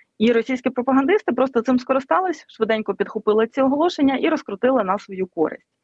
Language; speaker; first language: Ukrainian; native; Ukrainian